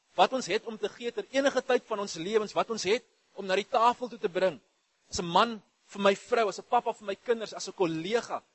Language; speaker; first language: Afrikaans; native; Afrikaans